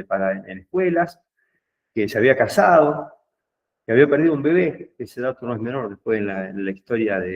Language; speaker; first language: Spanish; native; Spanish